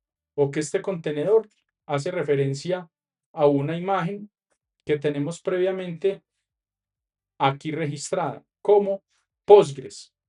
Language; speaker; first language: Spanish; native; Spanish